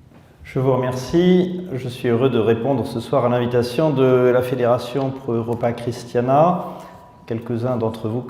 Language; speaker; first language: French; native; French